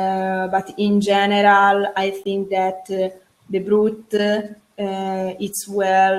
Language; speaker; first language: English; non-native, learner; Italian